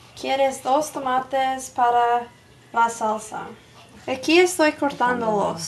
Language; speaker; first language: Spanish; non-native, learner; English